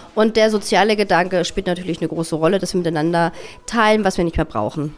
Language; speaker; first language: German; native; German